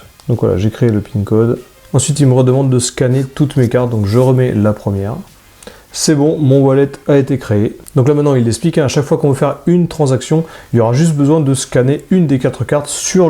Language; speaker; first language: French; native; French